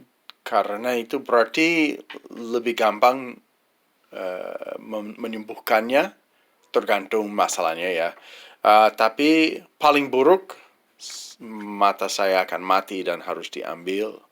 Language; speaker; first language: Indonesian; non-native, fluent; English